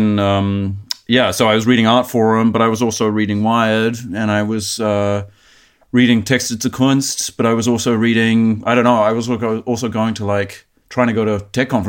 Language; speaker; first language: English; native; English